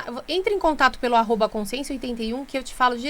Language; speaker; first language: Portuguese; native; Portuguese